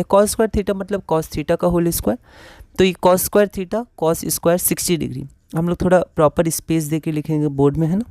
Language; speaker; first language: Hindi; native; Hindi